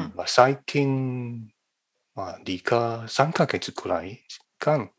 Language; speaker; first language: Japanese; non-native, fluent; Chinese